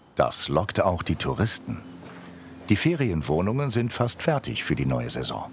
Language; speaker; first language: German; native; German